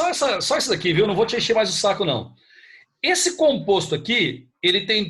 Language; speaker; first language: Portuguese; native; Portuguese